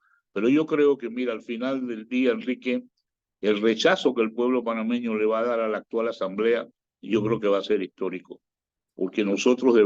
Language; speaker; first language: Spanish; native; Spanish